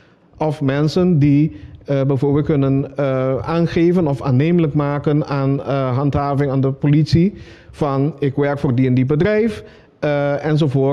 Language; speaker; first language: Dutch; non-native, local second language; Papiamento